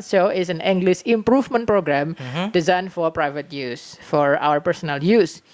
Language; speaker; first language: English; non-native, learner; Indonesian